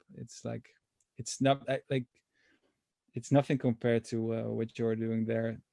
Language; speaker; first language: English; non-native, fluent; Dutch